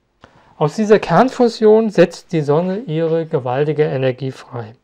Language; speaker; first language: German; native; German